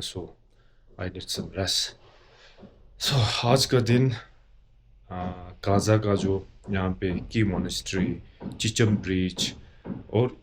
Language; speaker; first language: Hindi; non-native, local second language; Tibetan